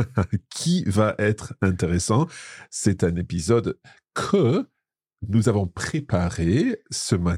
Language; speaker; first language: French; non-native, fluent; English